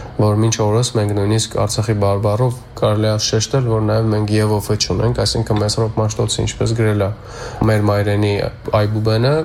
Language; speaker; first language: Armenian; native; Armenian